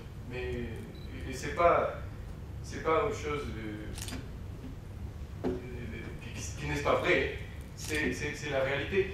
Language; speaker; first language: French; non-native, fluent; Spanish